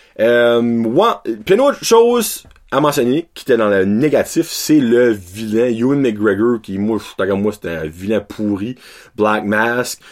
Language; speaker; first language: French; native; French